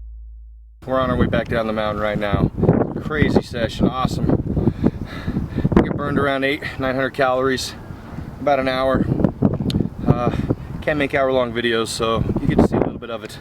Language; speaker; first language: English; native; English